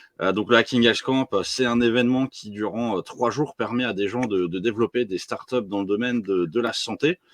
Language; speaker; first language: French; native; French